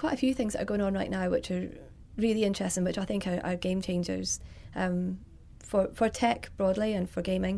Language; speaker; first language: English; native; English